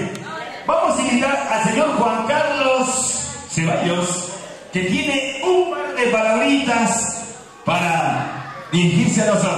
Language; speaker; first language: Spanish; native; Spanish